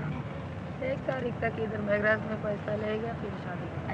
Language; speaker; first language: Hindi; non-native, local second language; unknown